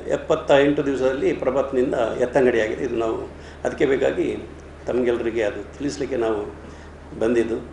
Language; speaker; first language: Kannada; non-native, local second language; Tulu